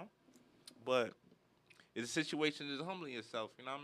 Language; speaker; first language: English; native; English